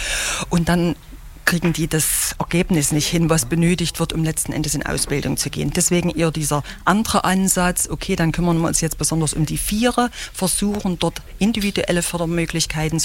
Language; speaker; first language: German; native; German